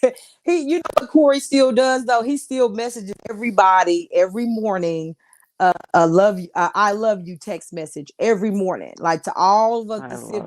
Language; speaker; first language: English; native; English